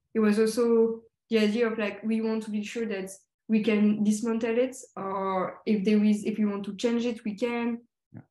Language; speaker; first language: English; non-native, fluent; French